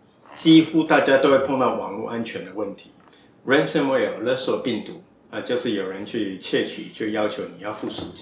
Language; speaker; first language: Chinese; native; Chinese